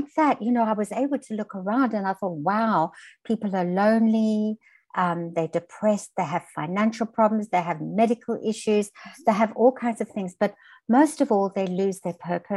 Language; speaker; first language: English; native; English